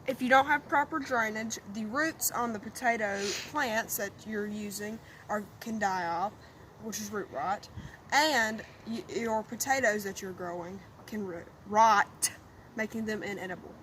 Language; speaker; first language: English; native; English